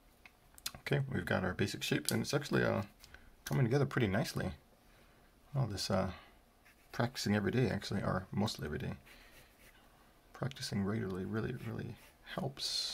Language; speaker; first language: English; native; English